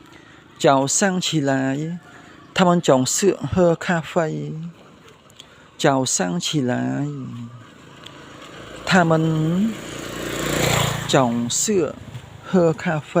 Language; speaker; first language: Chinese; non-native, learner; Khmer